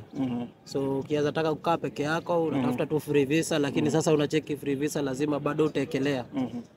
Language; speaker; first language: Swahili; non-native, local second language; Kikuyu